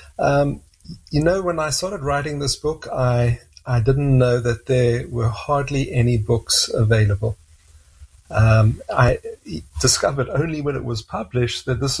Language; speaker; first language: English; native; English